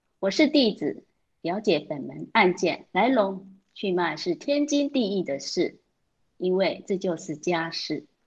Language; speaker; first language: Chinese; native; Chinese